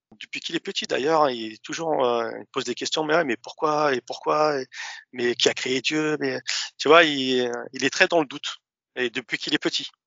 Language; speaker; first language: French; early bilingual, other home language; Arabic